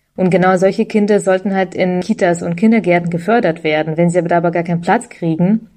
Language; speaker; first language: German; early bilingual, other home language; Russian